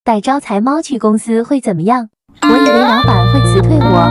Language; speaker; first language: Chinese; native; Chinese